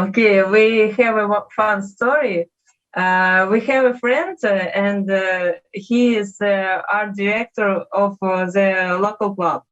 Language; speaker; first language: English; non-native, learner; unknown